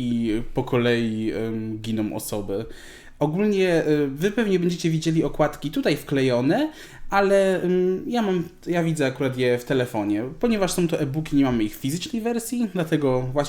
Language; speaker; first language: Polish; native; Polish